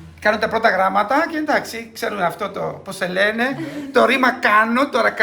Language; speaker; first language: Greek; non-native, fluent; Spanish